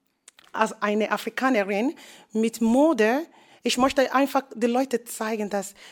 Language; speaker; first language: German; non-native, learner; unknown